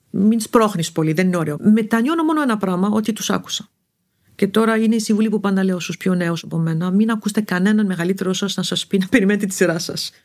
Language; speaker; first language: Greek; non-native, fluent; Arabic